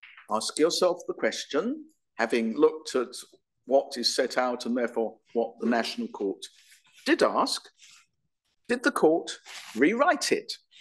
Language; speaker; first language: English; native; English